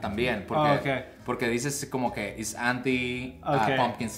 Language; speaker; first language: Spanish; native; Spanish